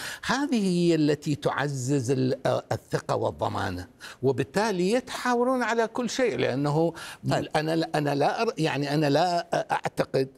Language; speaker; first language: Arabic; non-native, fluent; Persian